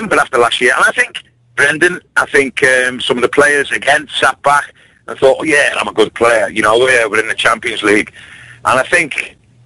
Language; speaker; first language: English; native; English